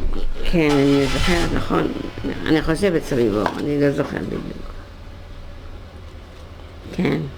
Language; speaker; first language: Hebrew; non-native, fluent; Dutch